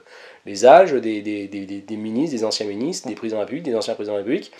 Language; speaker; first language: French; native; French